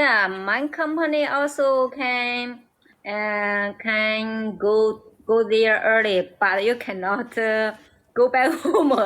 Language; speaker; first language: English; non-native, learner; Chinese